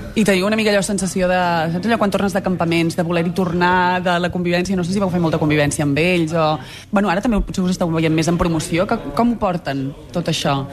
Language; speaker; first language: Catalan; native; Catalan